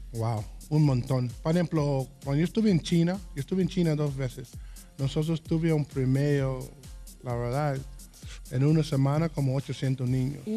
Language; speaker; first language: Spanish; non-native, learner; English